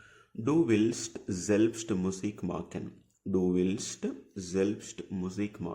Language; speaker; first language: German; non-native, fluent; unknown